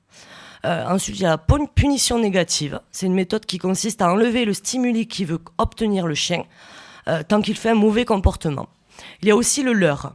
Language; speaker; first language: French; native; French